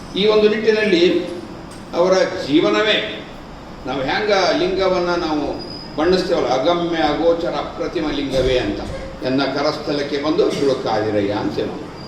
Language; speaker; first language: Kannada; native; Kannada